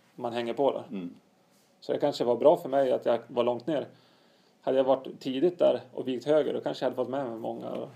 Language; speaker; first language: Swedish; native; Swedish